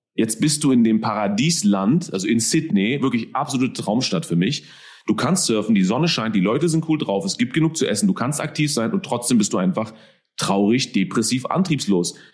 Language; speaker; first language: German; early bilingual, other home language; Persian